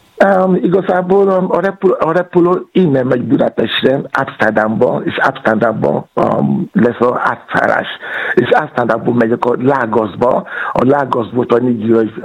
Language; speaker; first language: Hungarian; non-native, learner; Yoruba